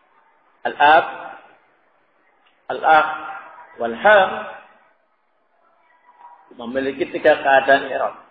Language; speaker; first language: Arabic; non-native, fluent; Indonesian